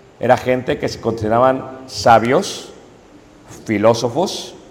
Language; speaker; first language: Spanish; native; Spanish